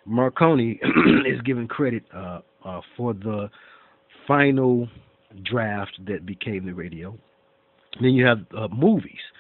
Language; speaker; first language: English; native; English